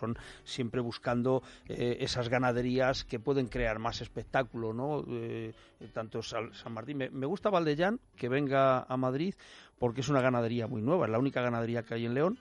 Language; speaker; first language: Spanish; native; Spanish